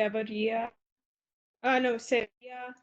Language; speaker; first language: Spanish; non-native, learner; English